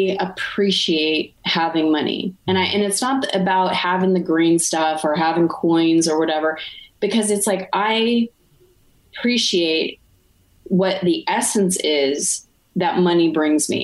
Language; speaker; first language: English; native; English